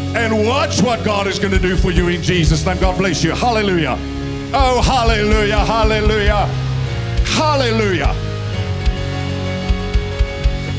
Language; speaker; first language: English; non-native, local second language; Afrikaans